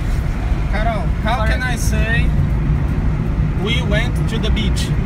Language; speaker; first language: English; non-native, learner; Portuguese